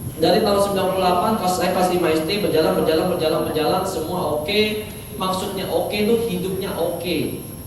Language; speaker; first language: Indonesian; native; Indonesian